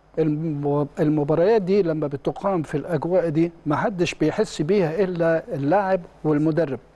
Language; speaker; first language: Egyptian Arabic; native; Egyptian Arabic